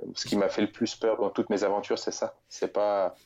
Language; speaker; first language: French; native; French